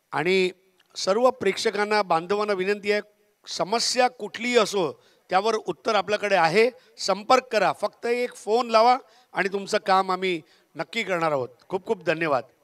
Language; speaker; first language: Marathi; native; Marathi